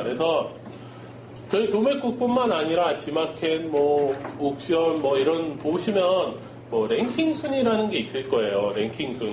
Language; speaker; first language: Korean; native; Korean